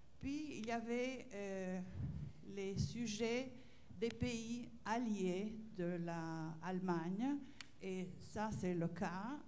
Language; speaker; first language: French; non-native, fluent; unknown